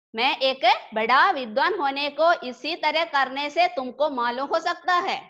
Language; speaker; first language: Hindi; non-native, local second language; Malayalam